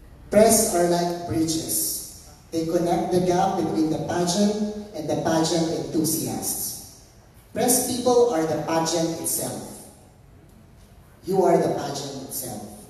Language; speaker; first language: English; non-native, local second language; Filipino